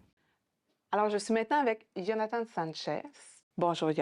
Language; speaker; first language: French; native; French